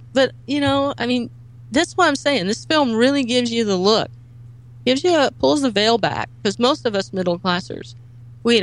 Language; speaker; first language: English; native; English